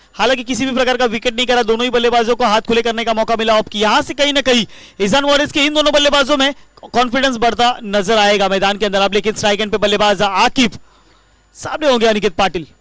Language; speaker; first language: Hindi; non-native, local second language; Marathi